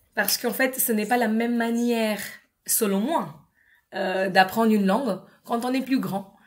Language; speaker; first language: French; non-native, fluent; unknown